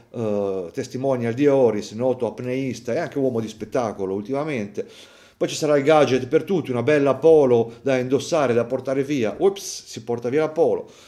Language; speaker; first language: Italian; native; Italian